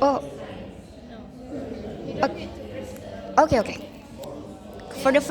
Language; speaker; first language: English; non-native, learner; Indonesian